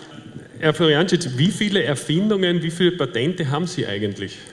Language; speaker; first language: German; native; German